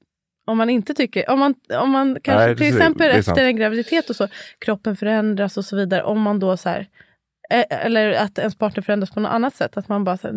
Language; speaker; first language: Swedish; native; Swedish